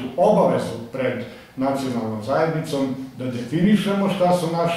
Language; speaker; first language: Serbian; native; Serbian